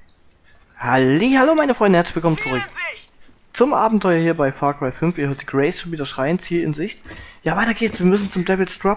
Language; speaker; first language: German; native; German